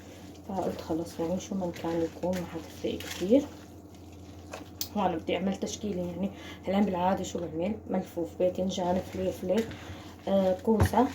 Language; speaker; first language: Arabic; native; Arabic